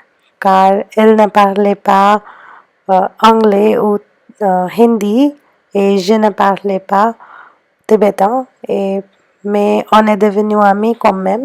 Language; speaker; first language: French; non-native, learner; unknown